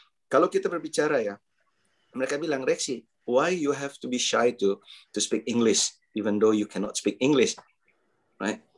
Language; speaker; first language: English; non-native, learner; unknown